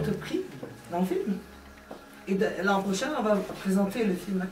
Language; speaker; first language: French; native; French